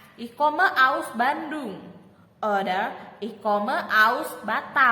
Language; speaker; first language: German; non-native, fluent; Indonesian